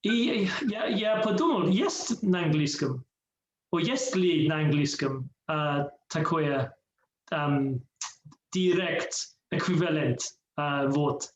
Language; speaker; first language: Russian; non-native, learner; English